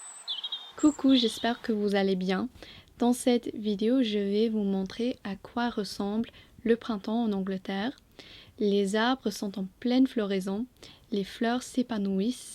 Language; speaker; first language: French; non-native, fluent; English